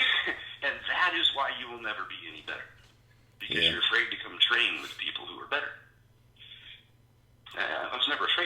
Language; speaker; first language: English; native; English